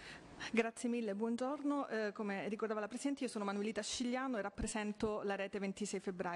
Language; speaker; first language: Italian; native; Italian